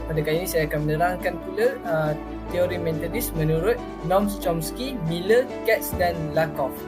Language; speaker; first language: Malay; native; Malay